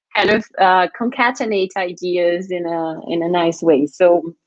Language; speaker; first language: English; non-native, fluent; Portuguese